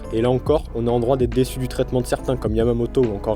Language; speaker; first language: French; native; French